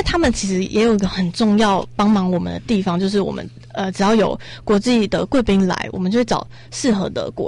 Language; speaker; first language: Chinese; native; Chinese